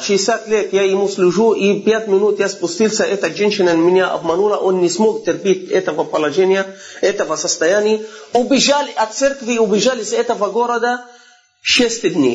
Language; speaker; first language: Russian; non-native, fluent; Arabic